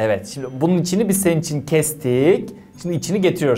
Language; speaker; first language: Turkish; native; Turkish